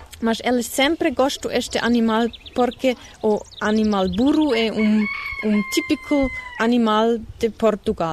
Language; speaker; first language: Portuguese; non-native, learner; German